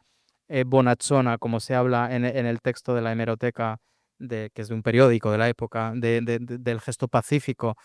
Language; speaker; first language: Spanish; native; Spanish